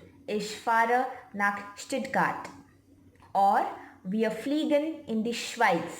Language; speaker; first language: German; non-native, fluent; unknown